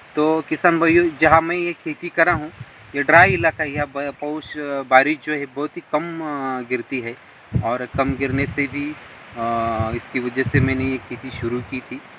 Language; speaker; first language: Hindi; non-native, local second language; Marathi